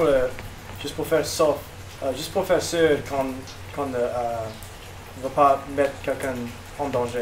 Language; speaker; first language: French; non-native, local second language; English